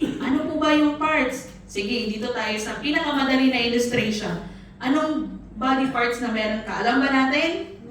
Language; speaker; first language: Filipino; non-native, local second language; Cebuano